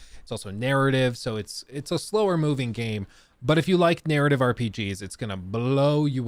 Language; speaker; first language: English; native; English